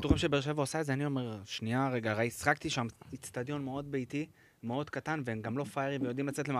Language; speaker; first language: Hebrew; native; Hebrew